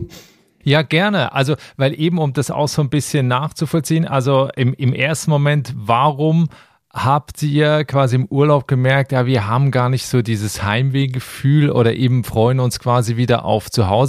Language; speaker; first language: German; native; German